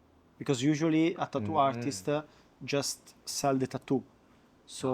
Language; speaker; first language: English; non-native, learner; Italian